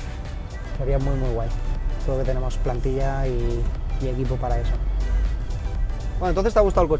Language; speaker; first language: Spanish; native; Spanish